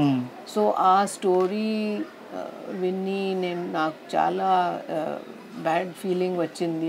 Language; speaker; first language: Telugu; non-native, learner; Hindi